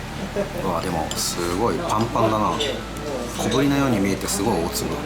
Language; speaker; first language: Japanese; native; Japanese